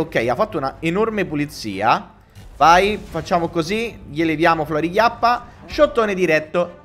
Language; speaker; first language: Italian; native; Italian